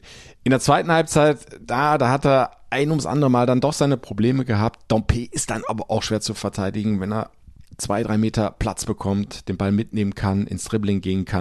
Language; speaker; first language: German; native; German